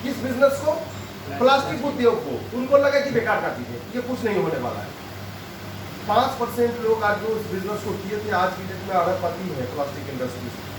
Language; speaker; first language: Hindi; native; Hindi